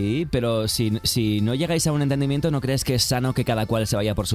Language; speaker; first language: Spanish; native; Spanish